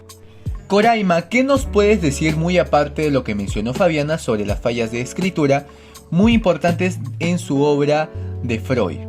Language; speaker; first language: Spanish; native; Spanish